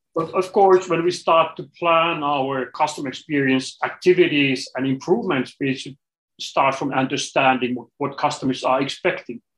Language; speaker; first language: English; non-native, fluent; Finnish